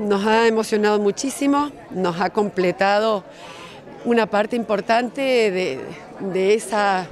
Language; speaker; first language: Spanish; native; Spanish